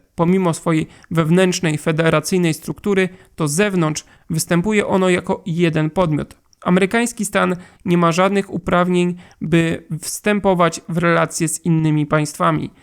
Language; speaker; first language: Polish; native; Polish